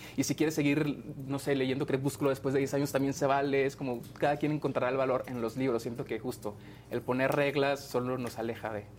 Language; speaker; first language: Spanish; native; Spanish